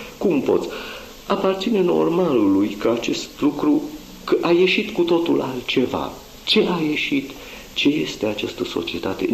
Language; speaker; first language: Romanian; non-native, local second language; Hungarian